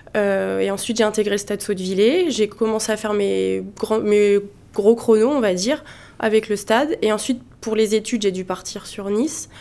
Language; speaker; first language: French; native; French